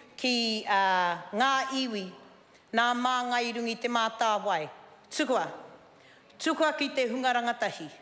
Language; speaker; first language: Māori; non-native, local second language; English